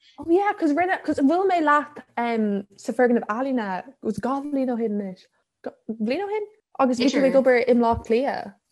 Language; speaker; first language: Irish; non-native, local second language; English